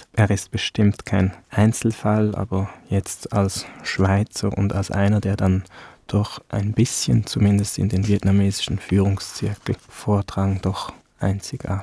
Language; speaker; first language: German; early bilingual, other home language; Vietnamese